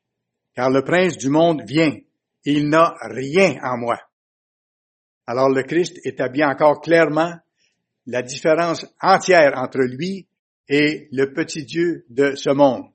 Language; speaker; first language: French; native; French